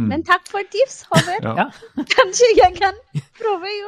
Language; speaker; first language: Norwegian; non-native, fluent; Bangla